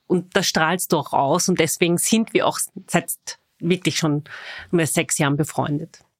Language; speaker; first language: German; native; German